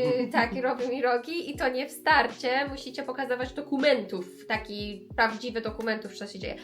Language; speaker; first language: Polish; non-native, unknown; Persian